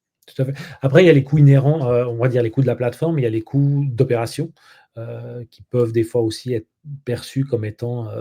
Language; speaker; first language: French; native; French